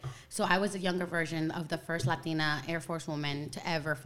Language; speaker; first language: English; native; English